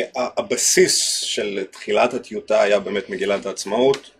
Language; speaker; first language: Hebrew; non-native, fluent; Russian